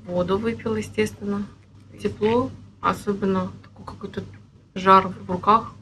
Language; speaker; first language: Russian; native; Russian